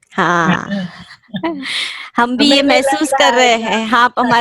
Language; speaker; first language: Hindi; non-native, local second language; Gujarati